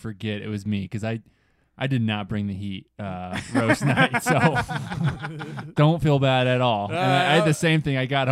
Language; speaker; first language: English; native; English